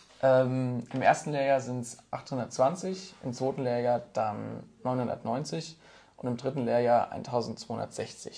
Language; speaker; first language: German; native; German